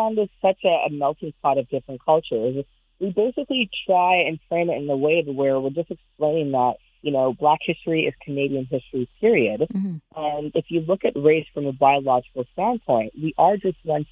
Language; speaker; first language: English; native; English